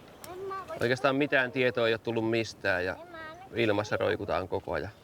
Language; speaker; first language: Finnish; native; Finnish